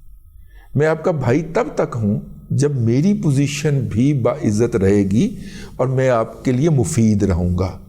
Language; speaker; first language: Urdu; native; Urdu